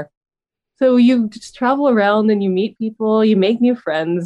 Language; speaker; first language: English; native; English